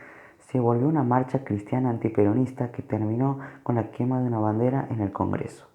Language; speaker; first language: Spanish; native; Spanish